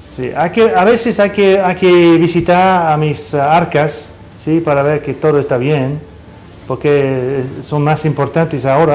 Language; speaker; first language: Spanish; non-native, fluent; English